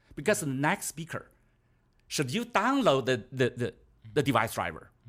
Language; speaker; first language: English; non-native, fluent; Chinese